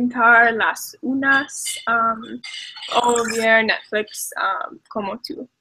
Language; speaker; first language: Spanish; non-native, learner; English